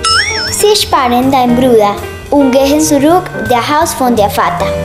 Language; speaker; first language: German; non-native, learner; Spanish